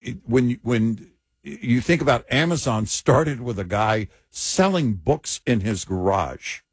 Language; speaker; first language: English; native; English